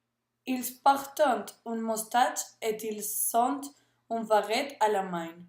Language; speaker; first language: French; non-native, learner; Spanish